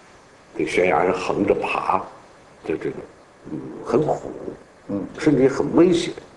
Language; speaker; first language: Chinese; native; Chinese